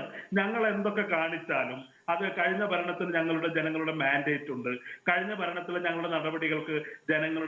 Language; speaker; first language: Malayalam; native; Malayalam